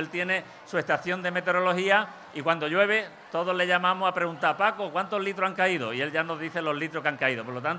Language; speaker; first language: Spanish; native; Spanish